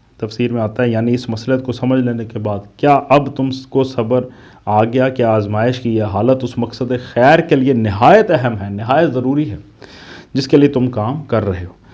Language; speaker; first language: Urdu; native; Urdu